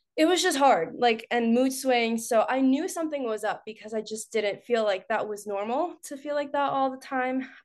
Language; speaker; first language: English; early bilingual, other home language; Spanish